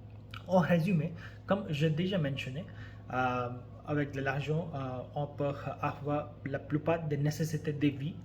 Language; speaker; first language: French; non-native, learner; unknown